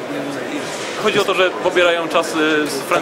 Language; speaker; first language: Polish; native; Polish